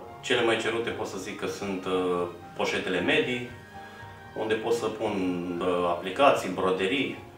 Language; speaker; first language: Romanian; non-native, local second language; Bulgarian